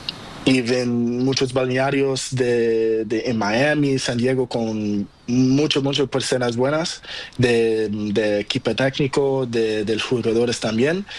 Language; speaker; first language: Spanish; non-native, learner; Portuguese